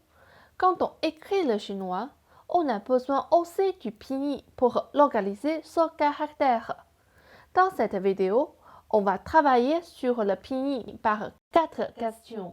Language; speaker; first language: French; non-native, fluent; Chinese